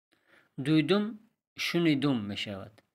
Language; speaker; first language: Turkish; non-native, fluent; Persian